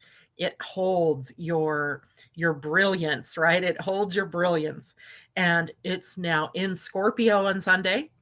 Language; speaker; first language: English; native; English